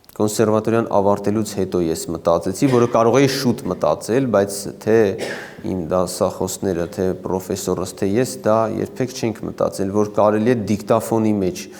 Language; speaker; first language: Armenian; native; Armenian